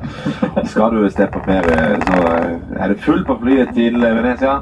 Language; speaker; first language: Norwegian; native; Norwegian